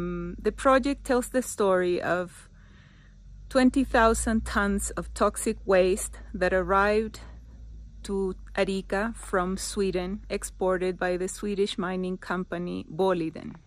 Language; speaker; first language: English; non-native, fluent; Spanish